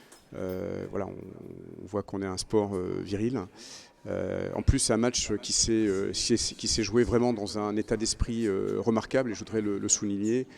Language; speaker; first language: French; native; French